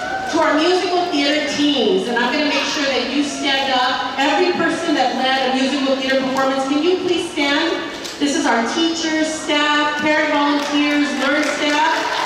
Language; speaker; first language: English; early bilingual, other home language; Spanish